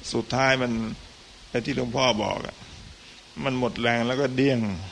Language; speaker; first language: Thai; native; Thai